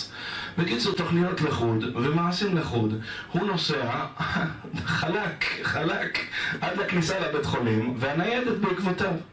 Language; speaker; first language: Hebrew; native; Hebrew